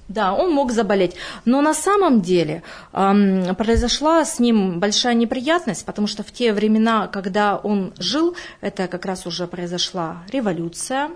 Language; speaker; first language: Russian; native; Russian